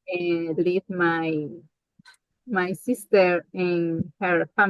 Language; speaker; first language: English; non-native, learner; Spanish